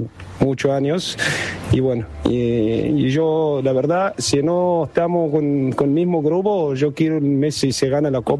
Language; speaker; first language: Spanish; non-native, learner; Arabic